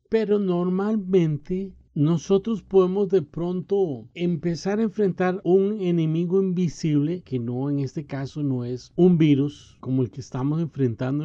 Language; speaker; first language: Spanish; native; Spanish